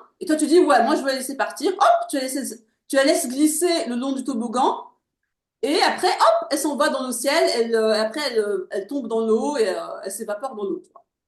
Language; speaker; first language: French; native; French